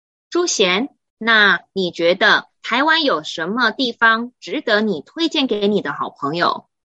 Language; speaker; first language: Chinese; native; Chinese